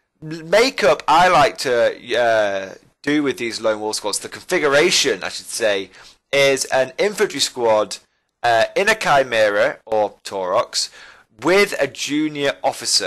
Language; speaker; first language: English; native; English